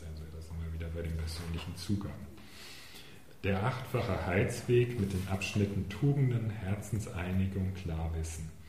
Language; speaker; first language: German; native; German